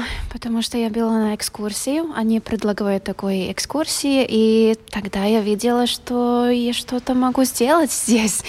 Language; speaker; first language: Russian; non-native, local second language; Latvian